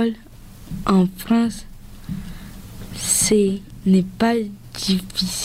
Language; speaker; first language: French; early bilingual, other home language; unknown